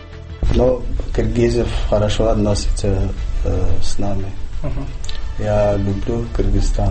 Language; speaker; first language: Russian; non-native, learner; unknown